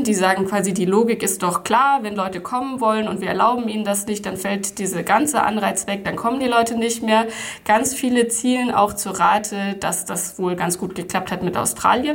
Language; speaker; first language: German; native; German